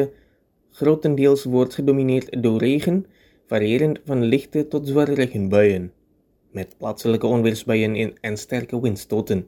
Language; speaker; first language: Dutch; non-native, fluent; Indonesian